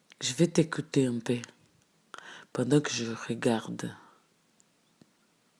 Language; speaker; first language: French; non-native, fluent; Portuguese